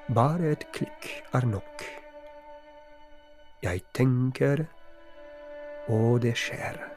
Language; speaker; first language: Norwegian; non-native, fluent; Polish